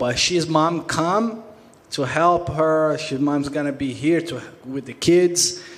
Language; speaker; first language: English; non-native, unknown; Portuguese